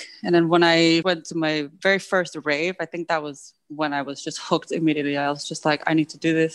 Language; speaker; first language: English; native; English